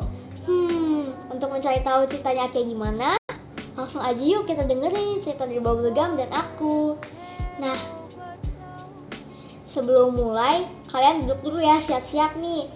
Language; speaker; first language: Indonesian; native; Indonesian